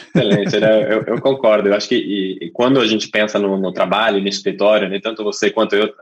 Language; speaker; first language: Portuguese; non-native, fluent; English